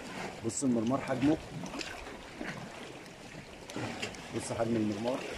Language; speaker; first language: Arabic; native; Arabic